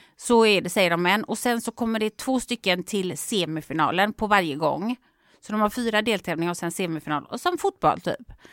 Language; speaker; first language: Swedish; native; Swedish